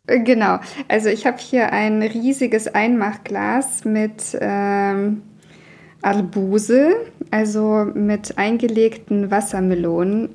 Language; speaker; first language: German; early bilingual, other home language; Russian